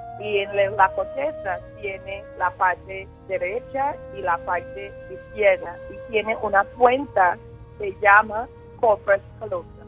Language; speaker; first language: Spanish; non-native, learner; English